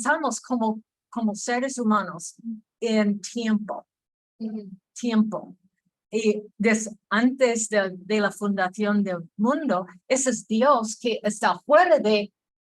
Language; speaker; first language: Spanish; non-native, fluent; English